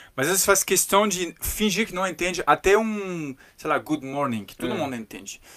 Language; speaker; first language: Portuguese; non-native, fluent; French